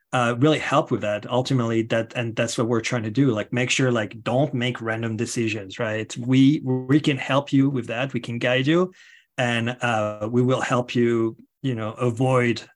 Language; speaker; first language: English; non-native, fluent; French